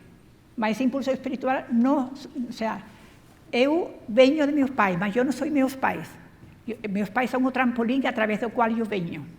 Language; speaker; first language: Portuguese; non-native, fluent; Spanish